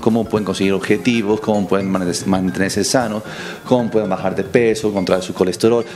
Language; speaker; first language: Spanish; early bilingual, other home language; English